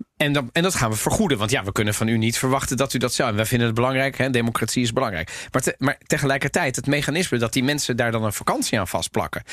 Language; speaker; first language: Dutch; native; Dutch